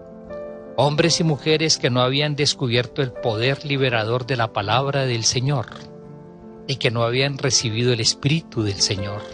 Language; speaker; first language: Spanish; native; Spanish